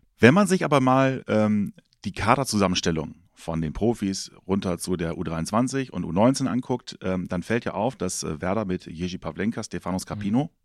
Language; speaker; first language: German; native; German